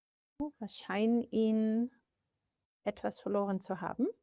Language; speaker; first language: German; native; German